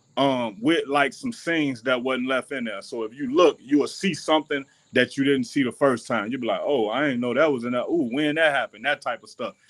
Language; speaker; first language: English; native; English